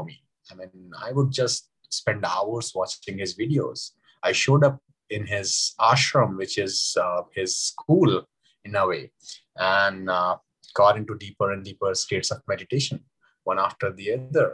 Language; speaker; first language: English; non-native, local second language; Hindi